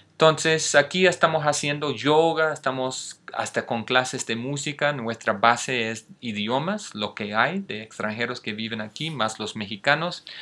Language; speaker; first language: Spanish; non-native, fluent; English